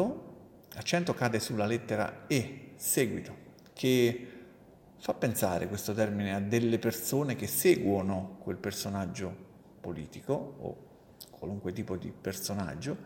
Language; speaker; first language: Italian; native; Italian